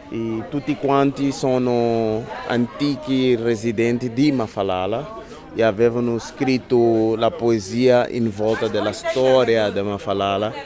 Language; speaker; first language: Italian; non-native, fluent; Portuguese